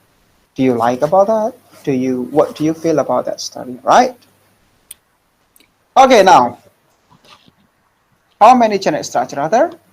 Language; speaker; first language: English; non-native, fluent; Indonesian